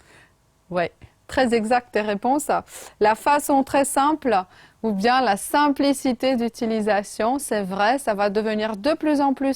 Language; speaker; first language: French; non-native, fluent; Romanian